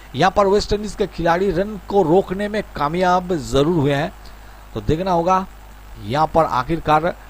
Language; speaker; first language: Hindi; non-native, local second language; Bangla